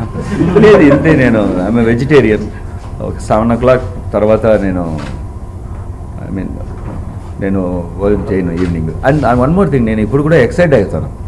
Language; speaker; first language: Telugu; non-native, local second language; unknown